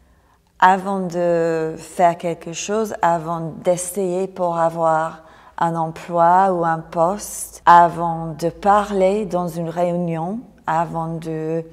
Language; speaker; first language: French; non-native, fluent; English